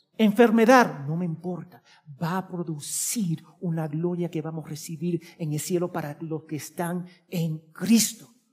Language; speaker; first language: Spanish; early bilingual, heritage; Spanish